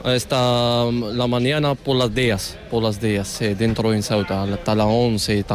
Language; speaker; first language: Spanish; non-native, learner; Arabic